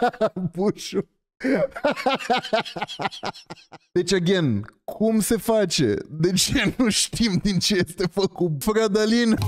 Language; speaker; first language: Romanian; native; Romanian